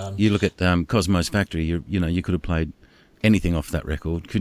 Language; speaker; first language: English; native; English